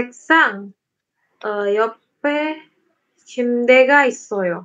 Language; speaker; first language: Korean; non-native, learner; Indonesian